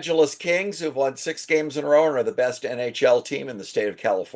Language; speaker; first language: English; native; English